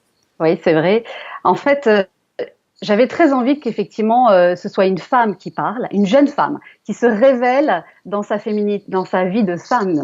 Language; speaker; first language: French; native; French